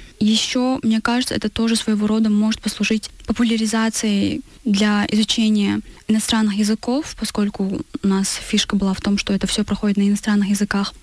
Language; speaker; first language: Russian; non-native, local second language; Chechen